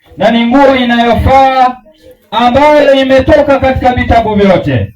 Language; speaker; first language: Swahili; non-native, local second language; Luyia